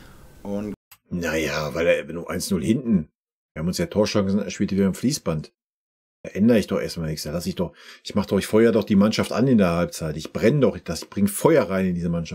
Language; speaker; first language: German; native; German